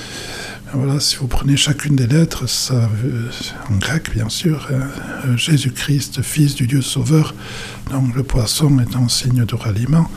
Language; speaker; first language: French; native; French